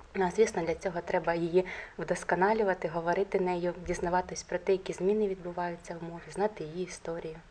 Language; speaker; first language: Ukrainian; native; Ukrainian